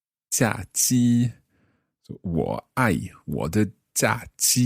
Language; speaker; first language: Chinese; non-native, learner; English